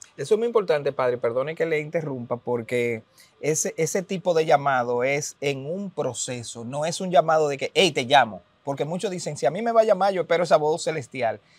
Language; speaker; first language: Spanish; native; Spanish